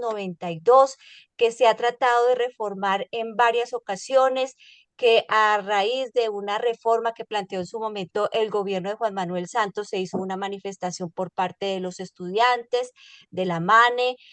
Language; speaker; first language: Spanish; native; Spanish